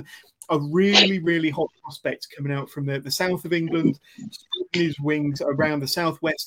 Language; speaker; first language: English; native; English